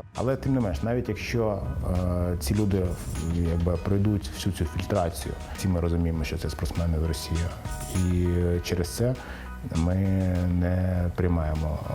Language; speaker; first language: Ukrainian; native; Ukrainian